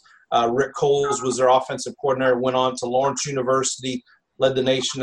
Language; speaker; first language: English; native; English